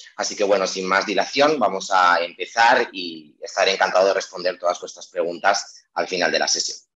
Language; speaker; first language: Spanish; native; Spanish